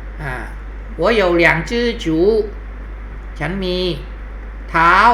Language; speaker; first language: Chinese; non-native, fluent; Thai